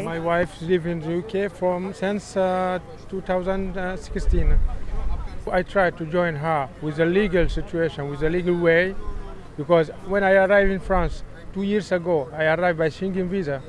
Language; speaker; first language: English; non-native, learner; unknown